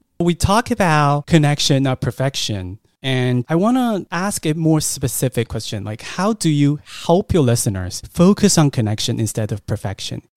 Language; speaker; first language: English; non-native, fluent; Chinese